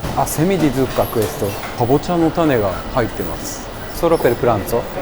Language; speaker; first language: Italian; non-native, learner; Japanese